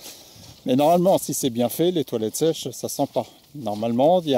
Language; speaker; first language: French; native; French